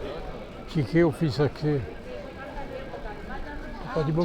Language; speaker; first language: French; native; French